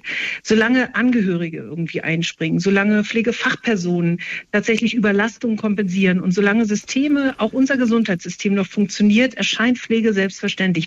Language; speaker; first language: German; native; German